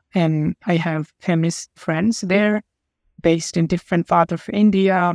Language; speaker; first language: English; non-native, local second language; Nepali